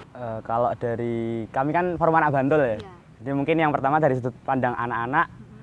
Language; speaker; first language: Indonesian; non-native, local second language; Javanese